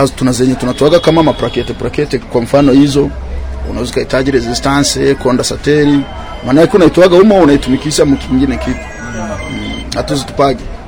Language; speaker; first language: Swahili; non-native, local second language; Rundi